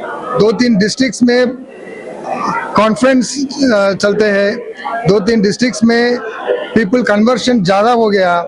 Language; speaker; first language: Hindi; non-native, local second language; Tamil